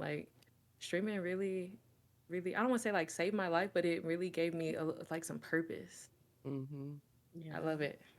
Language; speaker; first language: English; native; English